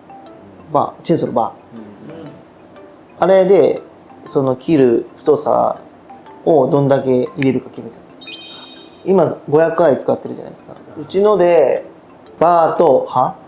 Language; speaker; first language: Japanese; native; Japanese